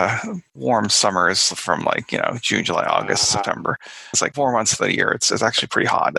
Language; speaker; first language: English; native; English